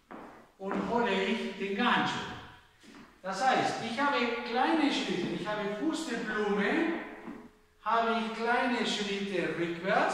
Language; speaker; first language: German; non-native, fluent; Spanish